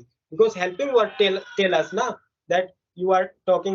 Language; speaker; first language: English; non-native, local second language; Hindi